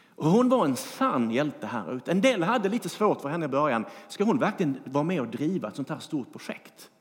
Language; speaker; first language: Swedish; native; Swedish